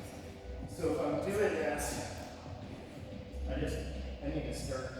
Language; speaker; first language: English; native; English